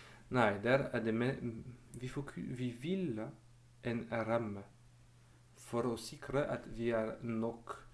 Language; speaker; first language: Norwegian; non-native, fluent; French